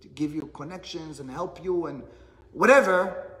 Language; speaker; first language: English; non-native, fluent; Hebrew